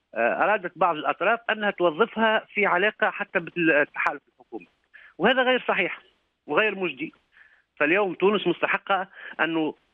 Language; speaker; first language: Arabic; native; Arabic